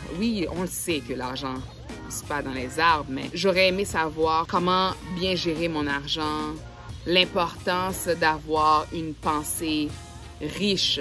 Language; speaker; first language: French; non-native, local second language; Haitian Creole